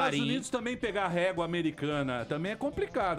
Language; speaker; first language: Portuguese; native; Portuguese